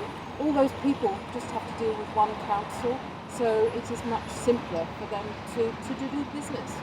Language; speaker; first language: English; native; English